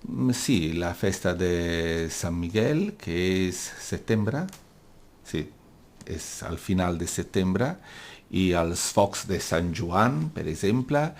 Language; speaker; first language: Catalan; non-native, local second language; Italian